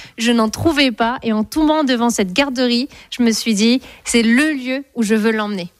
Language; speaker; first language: French; native; French